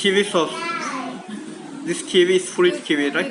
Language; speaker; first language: English; non-native, learner; Turkish